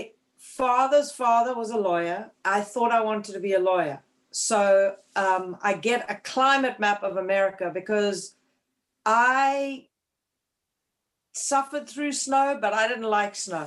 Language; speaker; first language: English; native; English